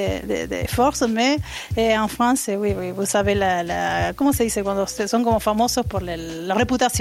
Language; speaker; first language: French; non-native, learner; Spanish